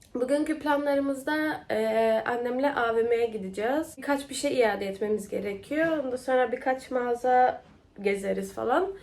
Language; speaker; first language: Turkish; early bilingual, heritage; Turkish